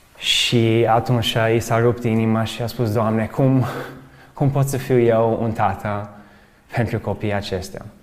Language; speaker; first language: Romanian; early bilingual, other home language; English